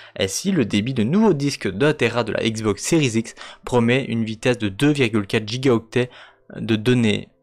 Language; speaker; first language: French; native; French